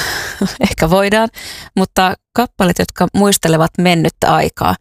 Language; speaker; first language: Finnish; native; Finnish